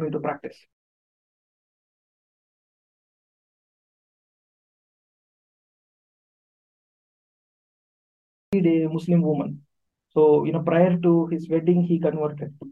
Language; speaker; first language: English; non-native, local second language; Tamil